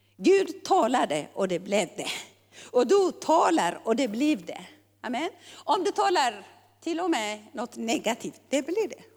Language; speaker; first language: Swedish; non-native, fluent; Tigrinya